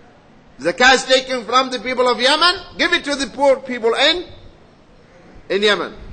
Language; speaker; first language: English; non-native, fluent; Arabic